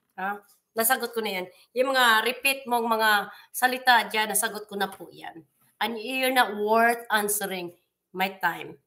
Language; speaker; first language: Filipino; non-native, local second language; Cebuano